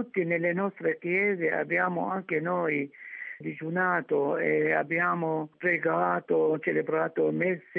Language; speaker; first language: Italian; non-native, fluent; Arabic